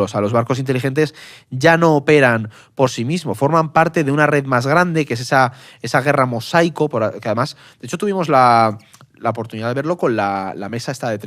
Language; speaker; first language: Spanish; native; Spanish